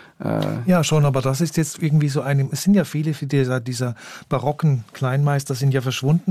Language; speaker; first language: German; native; German